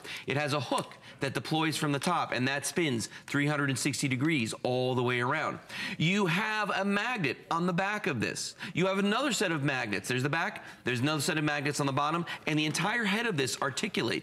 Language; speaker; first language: English; native; English